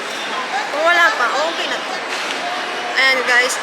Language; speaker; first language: Filipino; native; Filipino